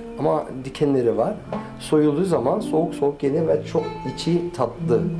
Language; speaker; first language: Turkish; early bilingual, heritage; Turkish